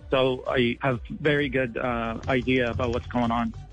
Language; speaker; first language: English; non-native, fluent; Arabic